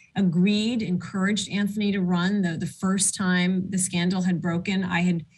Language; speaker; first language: English; early bilingual, other home language; Arabic